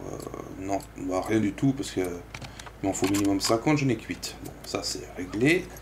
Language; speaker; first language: French; native; French